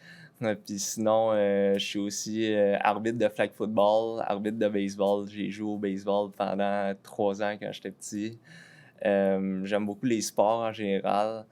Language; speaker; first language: French; native; French